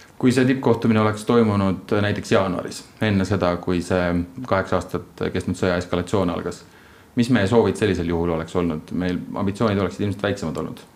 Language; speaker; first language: Estonian; native; Estonian